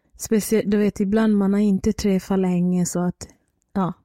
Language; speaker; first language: Swedish; non-native, fluent; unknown